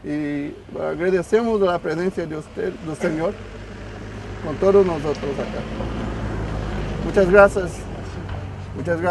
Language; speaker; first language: Spanish; non-native, fluent; Portuguese